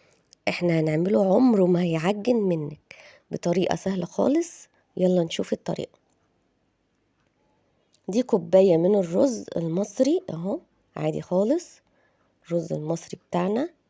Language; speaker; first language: Arabic; native; Arabic